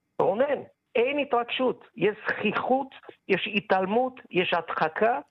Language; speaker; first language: Hebrew; native; Hebrew